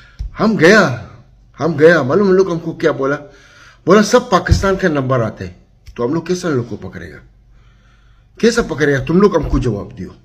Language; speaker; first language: Hindi; non-native, learner; Arabic